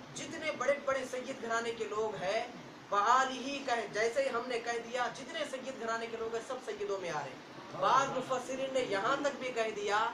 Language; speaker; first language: Urdu; native; Urdu